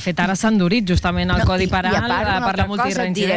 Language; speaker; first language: Catalan; native; Catalan